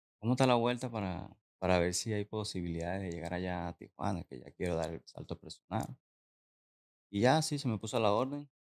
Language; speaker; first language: Spanish; native; Spanish